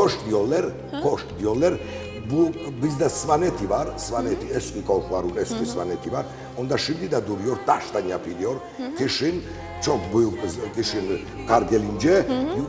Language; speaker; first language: Turkish; non-native, learner; Georgian